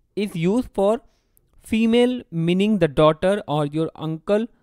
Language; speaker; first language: English; non-native, local second language; Hindi